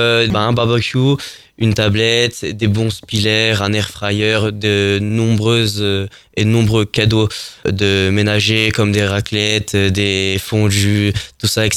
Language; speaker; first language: French; native; French